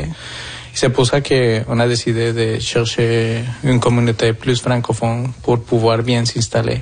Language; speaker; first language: French; non-native, fluent; Spanish